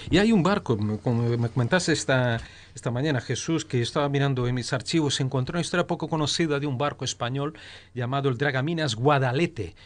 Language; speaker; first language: Spanish; early bilingual, heritage; Spanish